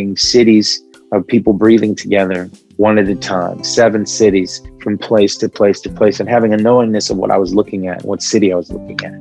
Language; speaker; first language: English; early bilingual, other home language; Arabic